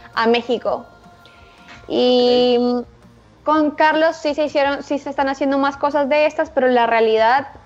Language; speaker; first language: Spanish; native; Spanish